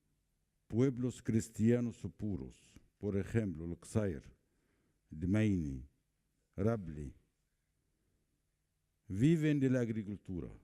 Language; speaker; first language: Spanish; non-native, fluent; Arabic